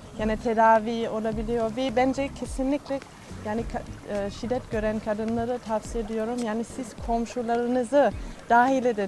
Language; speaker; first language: Turkish; non-native, fluent; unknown